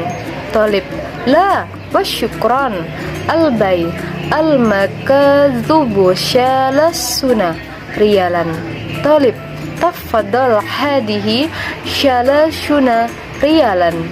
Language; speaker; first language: Arabic; non-native, learner; Indonesian